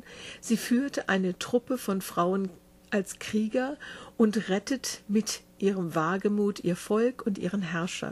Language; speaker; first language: German; native; German